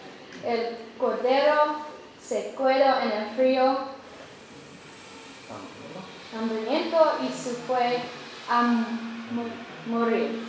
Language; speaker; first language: Spanish; non-native, learner; English